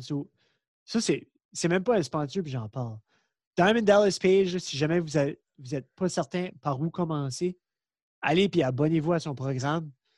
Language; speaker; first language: French; native; French